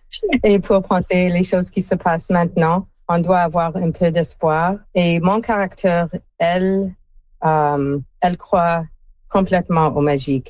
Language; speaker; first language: French; non-native, fluent; English